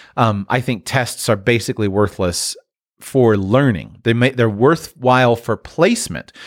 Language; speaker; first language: English; native; English